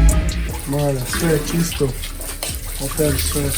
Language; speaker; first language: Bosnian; non-native, learner; English